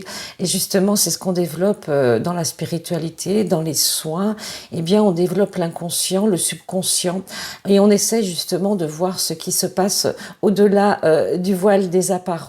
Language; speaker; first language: French; native; French